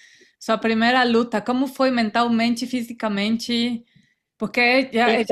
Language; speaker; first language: Portuguese; non-native, fluent; Spanish